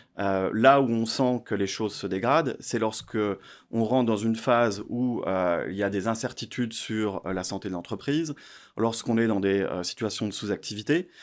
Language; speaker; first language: French; native; French